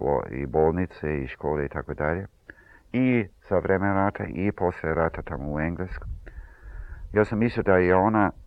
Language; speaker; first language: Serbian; early bilingual, heritage; Serbian